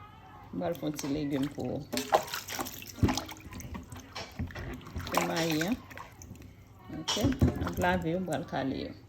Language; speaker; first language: French; non-native, learner; Haitian Creole